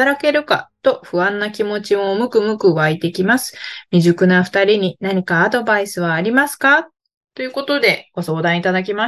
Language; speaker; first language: Japanese; native; Japanese